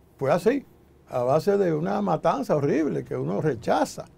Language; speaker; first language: Spanish; native; Spanish